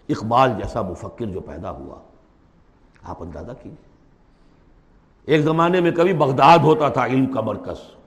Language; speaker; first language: Urdu; native; Urdu